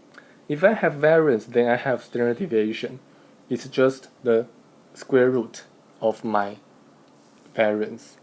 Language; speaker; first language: English; non-native, fluent; Chinese